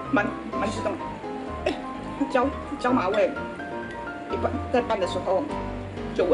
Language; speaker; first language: Chinese; native; Chinese